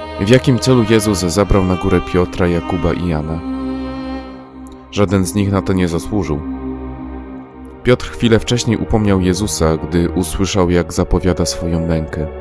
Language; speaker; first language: Polish; native; Polish